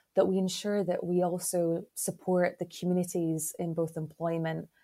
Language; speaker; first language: English; native; English